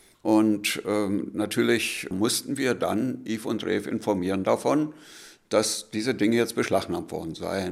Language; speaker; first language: German; native; German